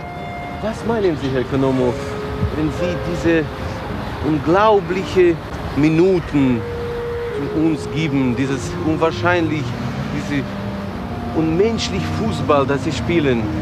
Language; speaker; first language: German; non-native, fluent; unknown